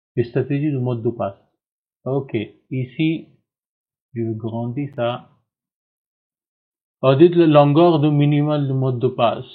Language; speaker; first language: French; non-native, learner; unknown